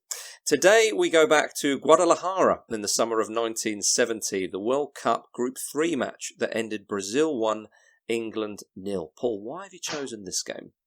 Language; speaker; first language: English; native; English